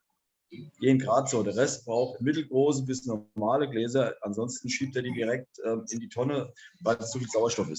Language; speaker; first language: German; native; German